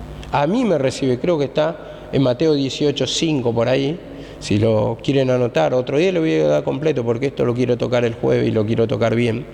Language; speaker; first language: Spanish; native; Spanish